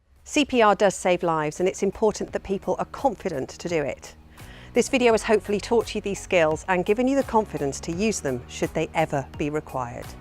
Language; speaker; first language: English; native; English